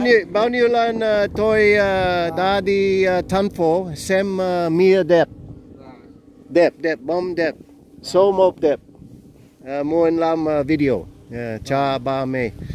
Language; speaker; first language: Vietnamese; non-native, learner; English